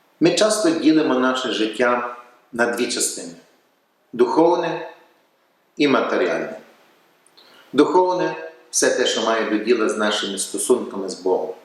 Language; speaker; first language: Ukrainian; early bilingual, heritage; Ukrainian